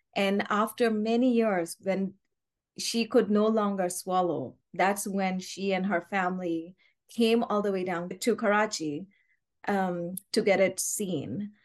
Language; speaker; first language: English; non-native, local second language; Urdu